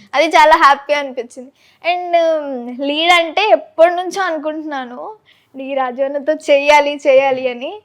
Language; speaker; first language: Telugu; native; Telugu